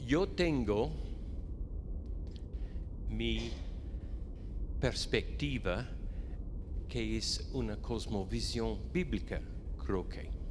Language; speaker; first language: Spanish; non-native, fluent; English